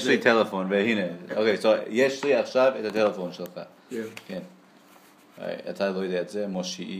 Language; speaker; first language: Hebrew; non-native, learner; English